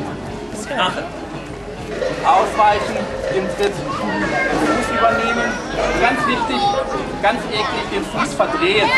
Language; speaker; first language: German; native; German